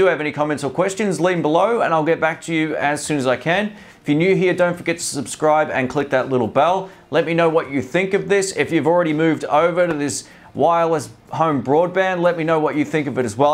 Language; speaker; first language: English; native; English